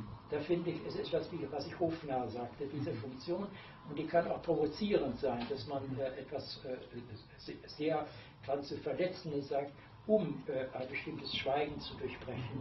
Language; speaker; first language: German; native; German